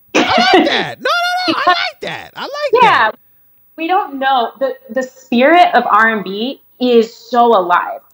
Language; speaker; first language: English; native; English